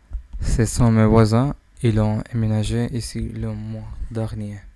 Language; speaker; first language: French; non-native, learner; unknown